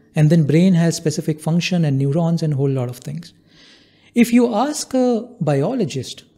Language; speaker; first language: English; non-native, local second language; Hindi